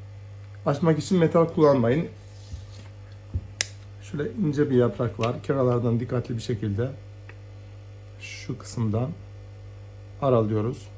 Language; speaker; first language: Turkish; native; Turkish